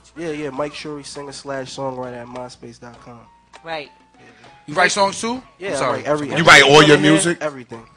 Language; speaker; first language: English; native; English